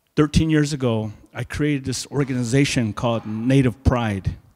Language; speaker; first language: English; native; English